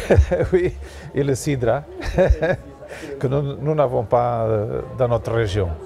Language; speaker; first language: French; non-native, learner; Portuguese